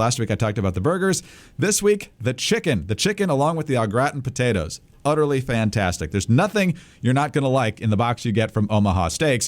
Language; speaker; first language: English; native; English